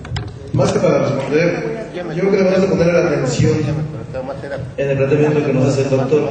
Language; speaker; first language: Spanish; native; Spanish